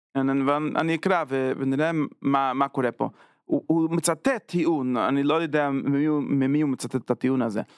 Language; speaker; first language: Hebrew; non-native, fluent; English